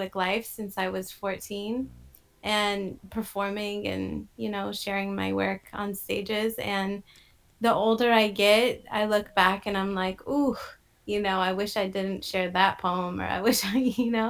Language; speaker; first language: English; native; English